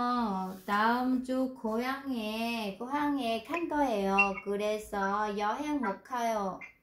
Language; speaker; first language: Korean; non-native, fluent; Vietnamese